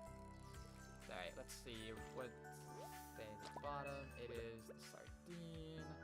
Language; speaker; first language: English; native; English